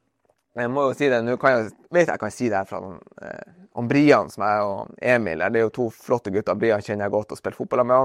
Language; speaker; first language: Norwegian; native; Norwegian